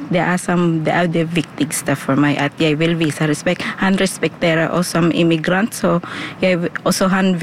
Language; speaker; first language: Norwegian; non-native, learner; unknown